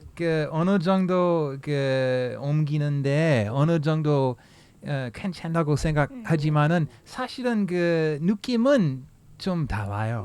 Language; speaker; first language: Korean; non-native, fluent; English